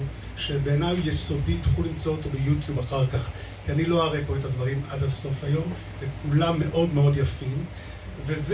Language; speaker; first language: Hebrew; native; Hebrew